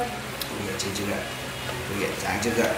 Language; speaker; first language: Chinese; non-native, learner; Vietnamese